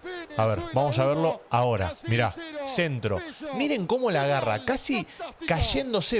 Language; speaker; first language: Spanish; native; Spanish